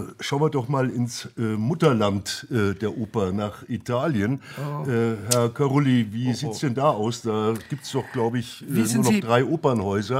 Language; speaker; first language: German; native; German